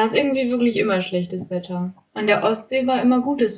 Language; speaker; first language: German; native; German